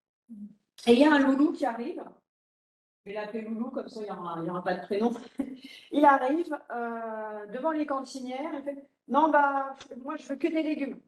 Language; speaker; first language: French; native; French